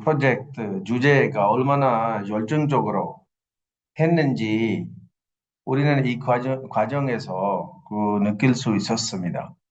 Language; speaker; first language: Korean; non-native, fluent; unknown